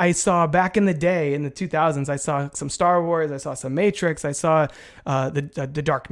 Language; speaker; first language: English; native; English